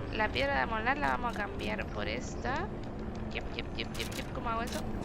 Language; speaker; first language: Spanish; native; Spanish